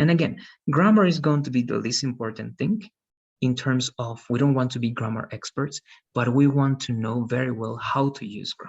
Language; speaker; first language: English; non-native, fluent; Spanish